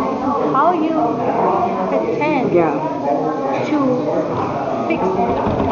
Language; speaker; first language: English; non-native, local second language; Spanish